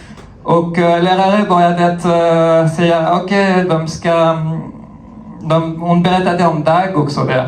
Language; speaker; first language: Swedish; non-native, fluent; French